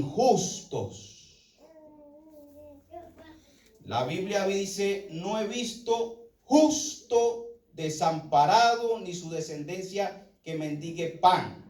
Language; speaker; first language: Spanish; native; Spanish